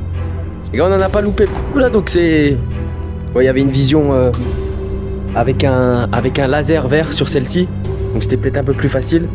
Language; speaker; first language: French; native; French